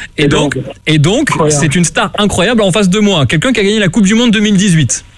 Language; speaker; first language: French; native; French